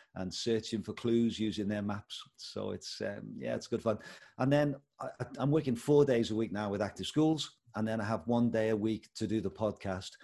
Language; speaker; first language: English; native; English